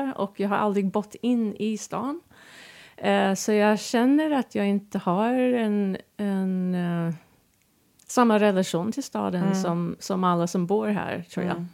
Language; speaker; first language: Swedish; non-native, fluent; English